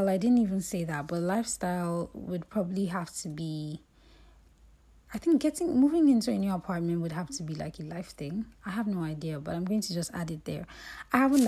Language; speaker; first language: English; non-native, local second language; Yoruba